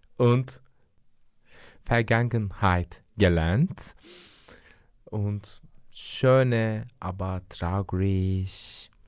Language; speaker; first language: German; non-native, learner; Turkish